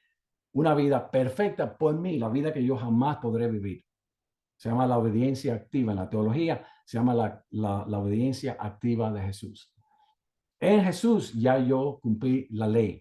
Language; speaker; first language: Spanish; native; Spanish